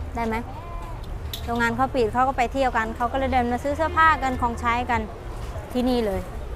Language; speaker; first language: Thai; non-native, fluent; Mon